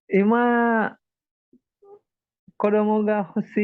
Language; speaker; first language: Japanese; non-native, learner; Indonesian